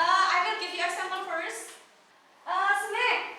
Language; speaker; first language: English; non-native, fluent; Indonesian